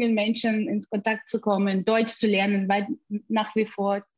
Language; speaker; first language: German; non-native, fluent; Russian